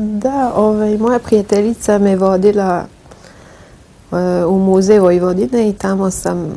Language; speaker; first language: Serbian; non-native, fluent; French